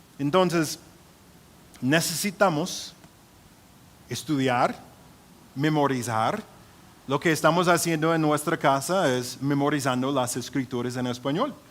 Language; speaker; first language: Spanish; non-native, fluent; English